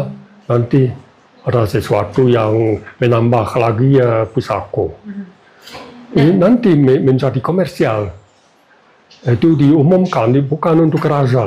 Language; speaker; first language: Indonesian; non-native, fluent; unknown